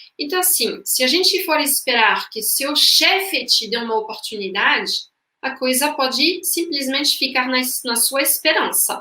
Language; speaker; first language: Portuguese; non-native, fluent; French